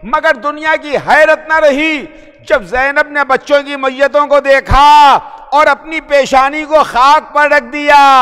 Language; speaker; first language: Urdu; native; Urdu